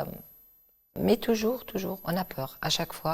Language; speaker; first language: French; non-native, local second language; Arabic